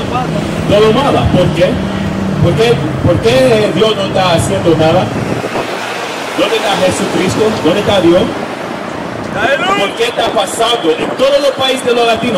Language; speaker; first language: Spanish; non-native, learner; English